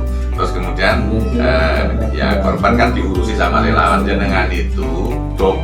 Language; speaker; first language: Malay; non-native, local second language; Javanese